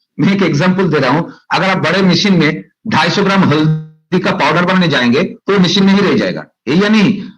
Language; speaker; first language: Hindi; non-native, local second language; Bangla